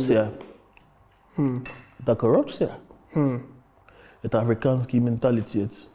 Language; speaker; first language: Russian; non-native, learner; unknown